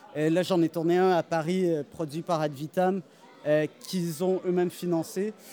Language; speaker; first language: French; native; French